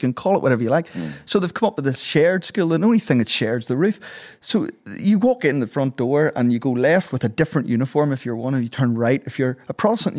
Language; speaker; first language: English; native; English